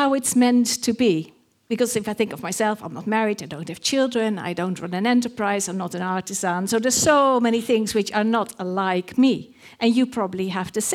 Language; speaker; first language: English; non-native, fluent; Dutch